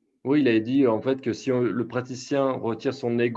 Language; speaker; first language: French; native; French